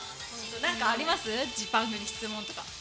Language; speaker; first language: Japanese; native; Japanese